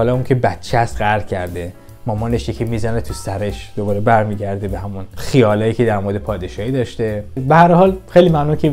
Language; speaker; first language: Persian; native; Persian